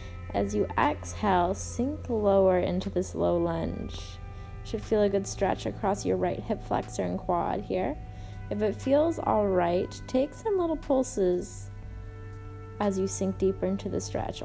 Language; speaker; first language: English; native; English